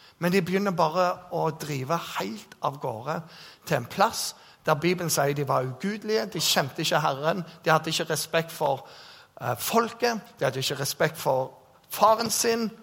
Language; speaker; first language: Norwegian; native; Norwegian